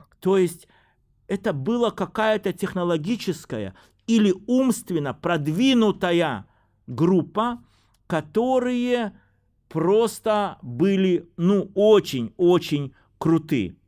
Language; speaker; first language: Russian; native; Russian